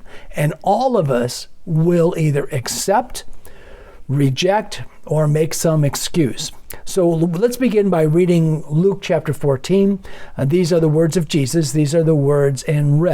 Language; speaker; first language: English; native; English